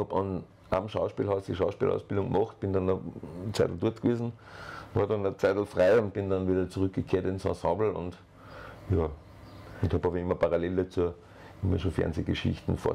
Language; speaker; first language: German; native; German